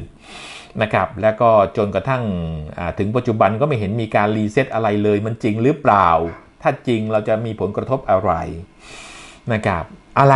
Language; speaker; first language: Thai; native; Thai